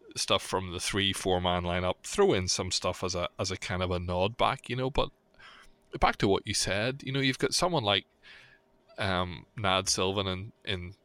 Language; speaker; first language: English; native; English